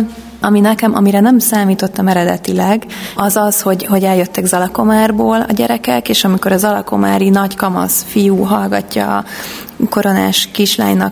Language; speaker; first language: Hungarian; native; Hungarian